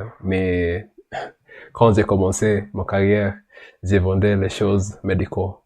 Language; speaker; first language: French; non-native, learner; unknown